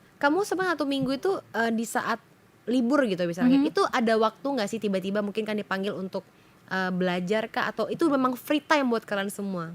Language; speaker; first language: Indonesian; native; Indonesian